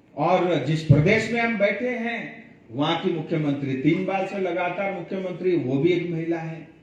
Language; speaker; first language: Hindi; non-native, local second language; Nepali